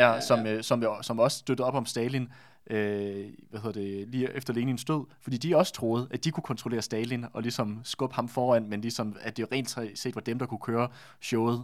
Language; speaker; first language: Danish; native; Danish